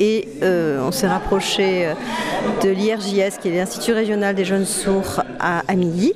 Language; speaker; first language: French; native; French